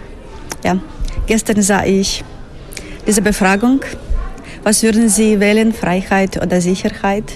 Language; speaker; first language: German; non-native, fluent; Ukrainian